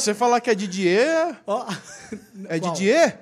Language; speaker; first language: Portuguese; native; Portuguese